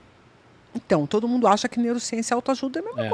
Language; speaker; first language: Portuguese; native; Portuguese